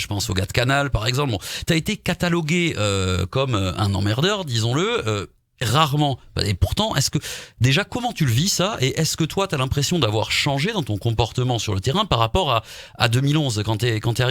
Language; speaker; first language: French; native; French